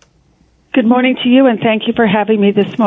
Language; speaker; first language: English; native; English